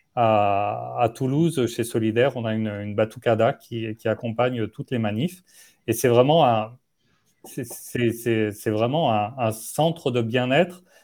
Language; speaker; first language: French; native; French